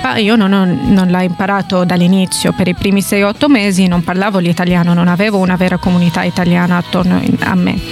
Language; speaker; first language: Italian; non-native, fluent; Arabic